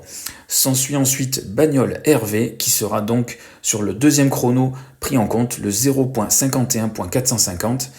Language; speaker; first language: French; native; French